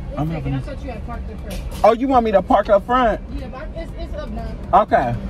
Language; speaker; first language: English; native; English